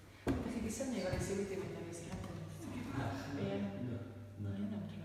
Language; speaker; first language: Welsh; native; Welsh